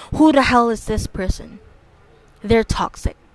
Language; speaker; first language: English; non-native, local second language; Filipino